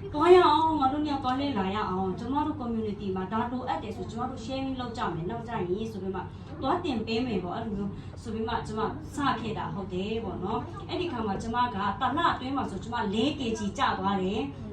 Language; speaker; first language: Burmese; non-native, local second language; Kachin